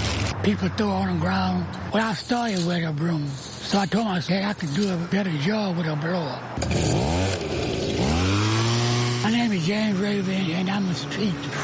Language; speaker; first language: English; native; English